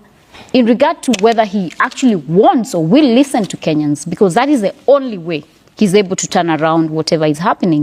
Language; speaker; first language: English; non-native, local second language; Kikuyu